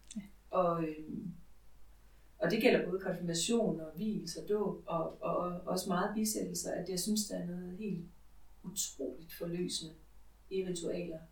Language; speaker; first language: Danish; native; Danish